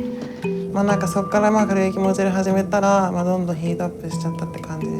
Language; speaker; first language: Japanese; native; Japanese